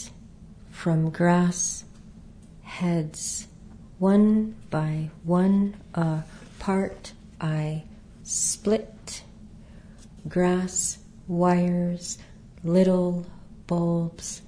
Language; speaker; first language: English; native; English